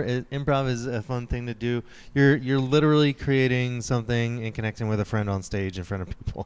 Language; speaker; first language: English; non-native, fluent; French